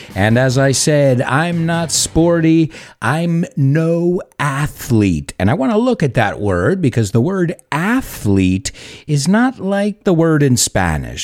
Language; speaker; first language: English; native; English